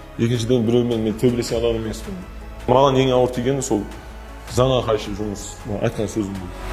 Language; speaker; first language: Kazakh; non-native, local second language; Uzbek